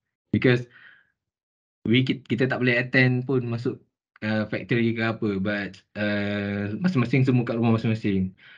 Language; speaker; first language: English; non-native, local second language; Malay